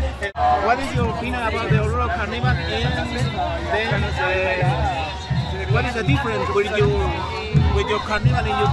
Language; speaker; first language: English; non-native, learner; Spanish